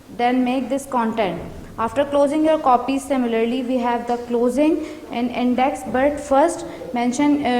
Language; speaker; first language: English; non-native, local second language; Urdu